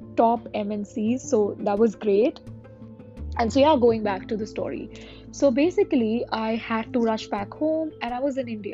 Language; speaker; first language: English; non-native, local second language; Hindi